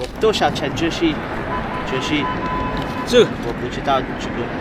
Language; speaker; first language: Chinese; non-native, learner; English